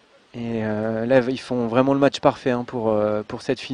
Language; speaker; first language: French; native; French